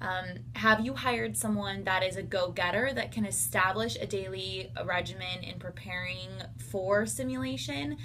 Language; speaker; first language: English; native; English